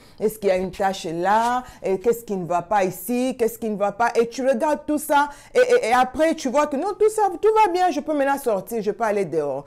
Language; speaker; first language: French; non-native, local second language; Swahili